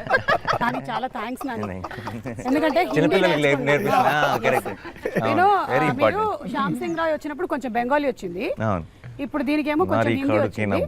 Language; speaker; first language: Telugu; native; Telugu